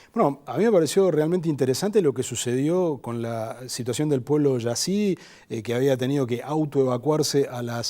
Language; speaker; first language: Spanish; native; Spanish